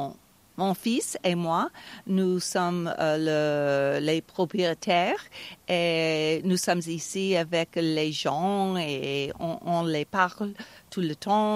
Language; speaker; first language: French; non-native, fluent; English